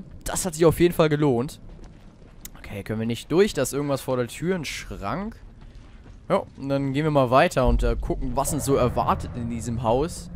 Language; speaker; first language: German; native; German